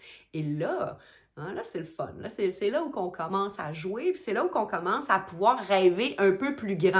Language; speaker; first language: French; native; French